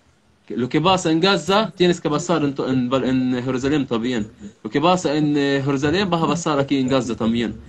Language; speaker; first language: Spanish; non-native, learner; Arabic